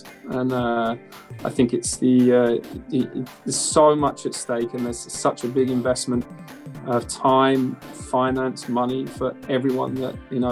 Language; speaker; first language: English; native; English